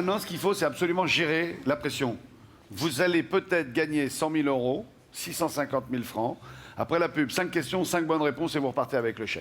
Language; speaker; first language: French; native; French